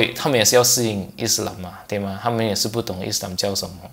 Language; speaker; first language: Chinese; non-native, local second language; English